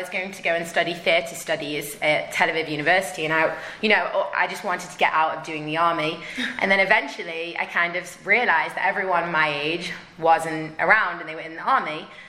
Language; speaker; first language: English; native; English